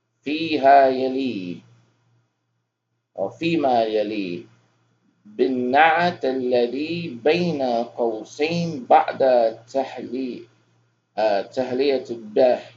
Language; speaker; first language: Arabic; non-native, fluent; English